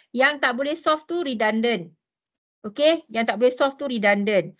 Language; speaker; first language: Malay; native; Malay